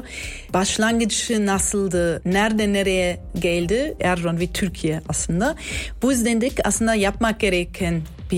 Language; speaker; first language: Turkish; early bilingual, heritage; Turkish